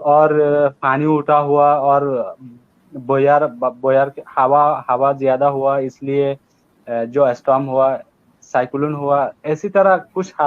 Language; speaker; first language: Hindi; non-native, learner; Rohingya